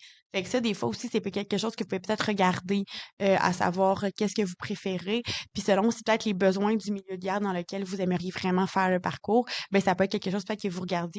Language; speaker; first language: French; native; French